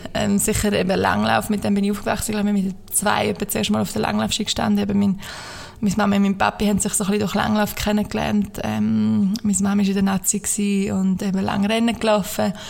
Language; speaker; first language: German; native; German